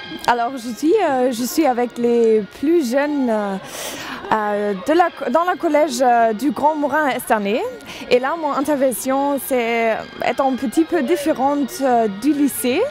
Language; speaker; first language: French; non-native, fluent; German